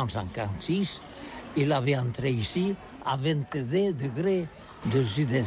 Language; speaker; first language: French; non-native, learner; Catalan